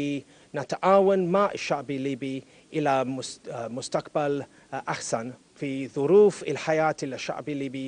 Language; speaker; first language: Arabic; non-native, learner; English